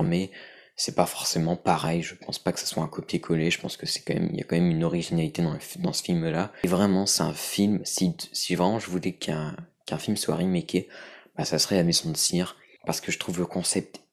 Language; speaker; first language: French; native; French